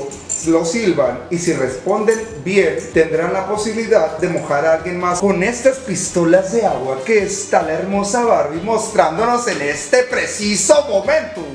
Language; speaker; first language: Spanish; native; Spanish